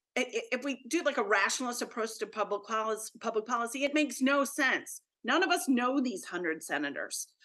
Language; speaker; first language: English; native; English